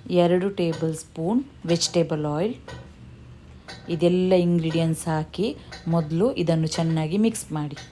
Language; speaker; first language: Kannada; non-native, local second language; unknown